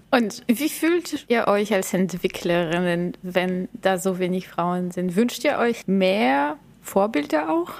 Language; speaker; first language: German; non-native, fluent; Bulgarian